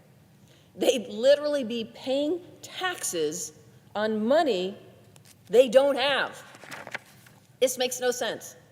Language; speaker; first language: English; native; English